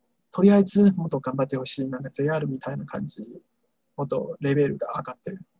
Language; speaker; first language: Japanese; non-native, learner; Chinese